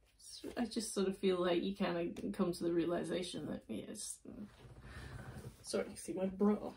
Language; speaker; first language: English; native; English